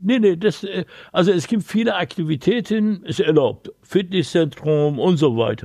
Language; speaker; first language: German; non-native, learner; Persian